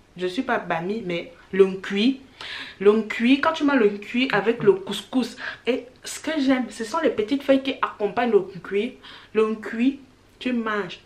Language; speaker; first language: French; early bilingual, other home language; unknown